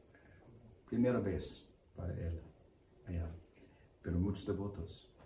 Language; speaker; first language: Spanish; non-native, learner; English